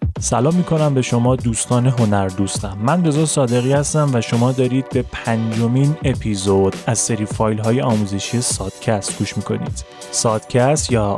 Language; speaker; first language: Persian; native; Persian